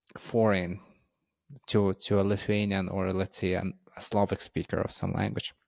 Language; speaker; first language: English; non-native, fluent; Lithuanian